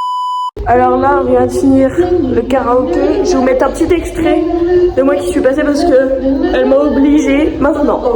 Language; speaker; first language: French; native; French